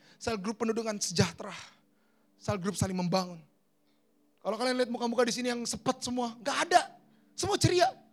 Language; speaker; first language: Indonesian; native; Indonesian